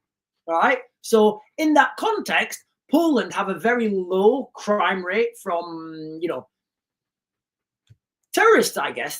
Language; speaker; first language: English; native; English